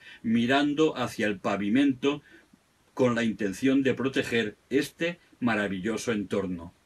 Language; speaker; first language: Spanish; non-native, local second language; Catalan